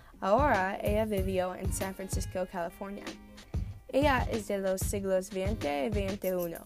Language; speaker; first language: Spanish; non-native, learner; English